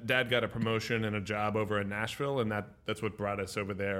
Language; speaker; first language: English; native; English